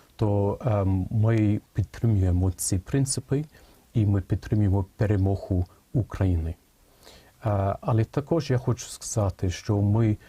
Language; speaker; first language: Ukrainian; non-native, fluent; English